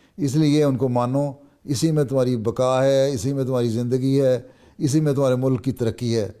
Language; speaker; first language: Urdu; native; Urdu